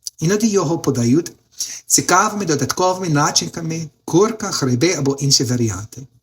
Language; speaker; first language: Ukrainian; non-native, learner; English